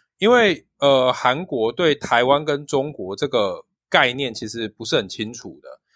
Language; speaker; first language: Chinese; native; Chinese